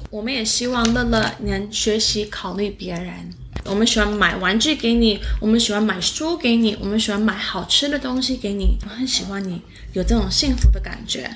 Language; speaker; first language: Chinese; early bilingual, heritage; Chinese